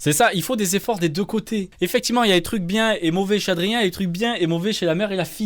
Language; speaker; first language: French; native; French